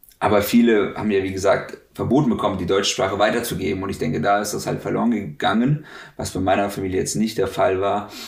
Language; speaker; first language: German; native; German